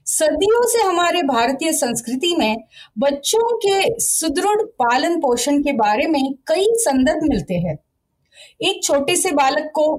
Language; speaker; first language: Hindi; non-native, local second language; Marathi